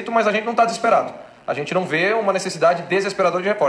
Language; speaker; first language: Portuguese; native; Portuguese